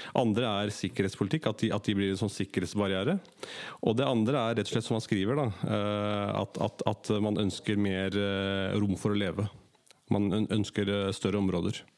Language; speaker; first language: Norwegian; early bilingual, other home language; Urdu